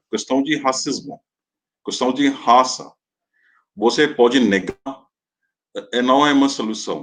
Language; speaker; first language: Portuguese; non-native, fluent; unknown